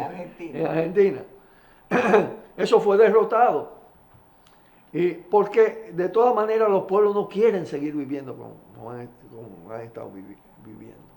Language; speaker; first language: Spanish; native; Spanish